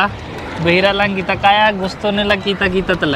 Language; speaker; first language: Filipino; non-native, learner; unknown